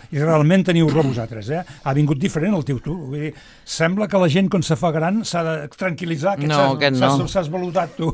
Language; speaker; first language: Catalan; native; Catalan